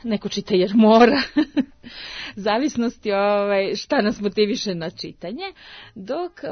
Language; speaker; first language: Serbian; native; Serbian